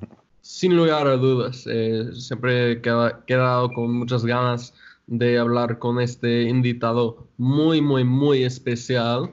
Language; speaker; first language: Spanish; non-native, fluent; English